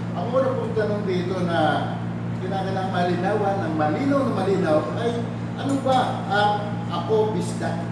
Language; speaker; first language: Filipino; native; Filipino